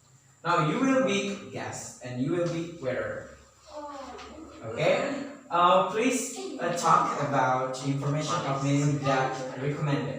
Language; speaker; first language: English; non-native, learner; Indonesian